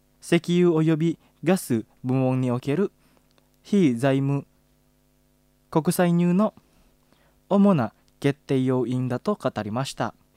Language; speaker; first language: Japanese; non-native, fluent; Indonesian